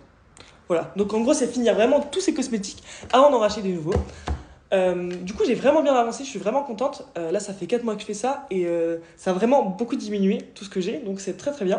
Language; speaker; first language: French; native; French